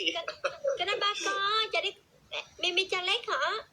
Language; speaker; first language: Indonesian; non-native, learner; Vietnamese